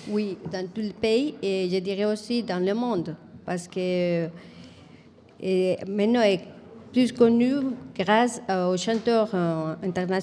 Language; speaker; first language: French; non-native, fluent; Spanish